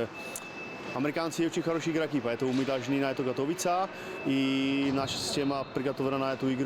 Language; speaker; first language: Russian; non-native, fluent; Czech